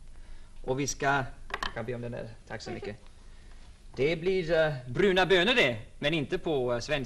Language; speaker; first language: Swedish; non-native, fluent; English